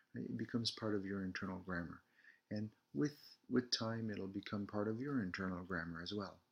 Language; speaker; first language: English; early bilingual, other home language; French